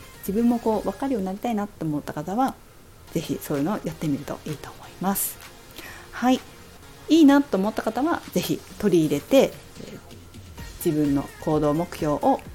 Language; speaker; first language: Japanese; native; Japanese